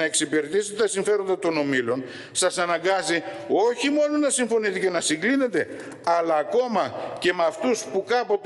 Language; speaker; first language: Greek; native; Greek